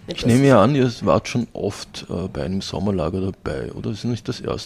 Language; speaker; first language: German; native; German